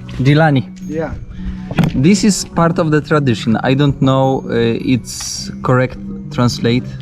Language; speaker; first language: English; non-native, learner; Polish